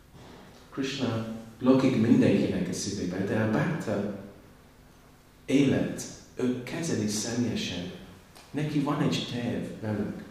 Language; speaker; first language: Hungarian; non-native, learner; English